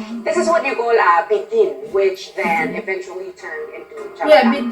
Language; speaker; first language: English; non-native, local second language; Filipino